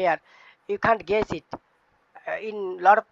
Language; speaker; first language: English; non-native, learner; Bangla